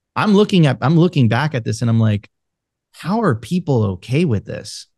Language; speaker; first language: English; non-native, fluent; Spanish